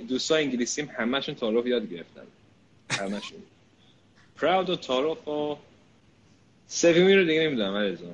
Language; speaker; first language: Persian; early bilingual, heritage; Persian